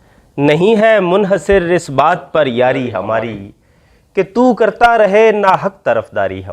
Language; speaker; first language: Urdu; native; Urdu